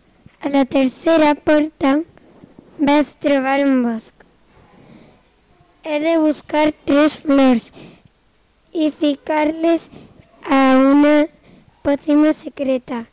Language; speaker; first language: Catalan; non-native, local second language; Spanish